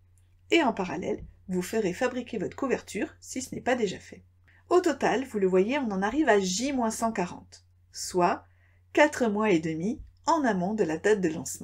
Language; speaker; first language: French; native; French